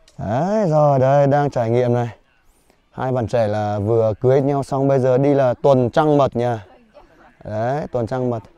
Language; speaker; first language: Vietnamese; non-native, local second language; Hmong